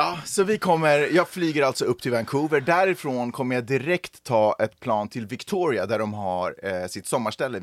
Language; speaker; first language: Swedish; native; Swedish